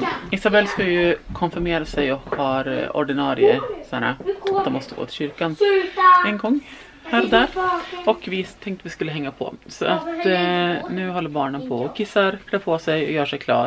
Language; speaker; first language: Swedish; native; Swedish